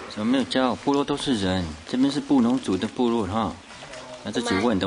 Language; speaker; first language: Chinese; native; Chinese